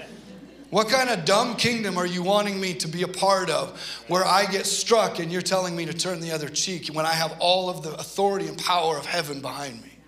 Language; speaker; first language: English; native; English